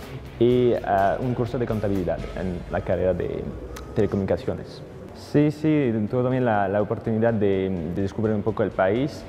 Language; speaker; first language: Spanish; non-native, fluent; French